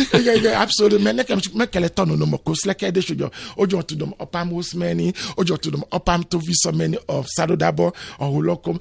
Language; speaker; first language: Hungarian; non-native, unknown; Yoruba